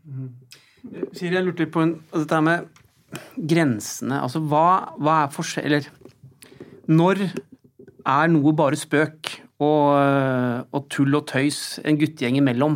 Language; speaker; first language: Norwegian; native; Norwegian